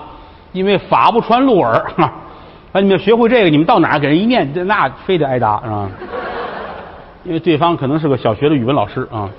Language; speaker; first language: Chinese; native; Chinese